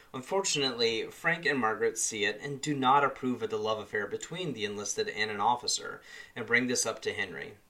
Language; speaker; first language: English; native; English